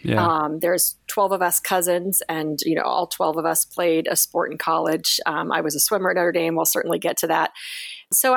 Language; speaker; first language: English; native; English